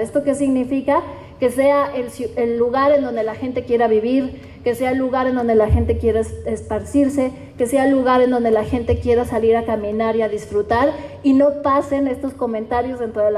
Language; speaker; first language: Spanish; native; Spanish